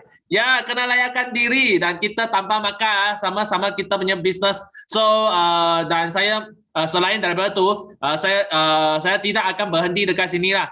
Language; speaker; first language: Malay; native; Malay